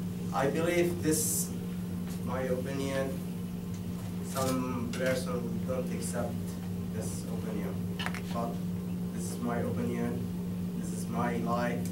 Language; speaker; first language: English; non-native, learner; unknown